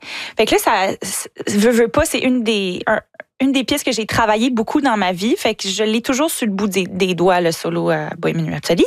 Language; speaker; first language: French; native; French